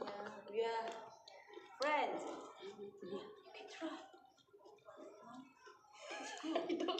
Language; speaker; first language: English; non-native, learner; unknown